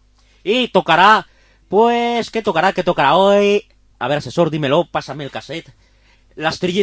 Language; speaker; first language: Spanish; native; Spanish